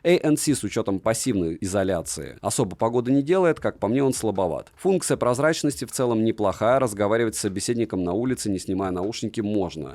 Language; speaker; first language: Russian; native; Russian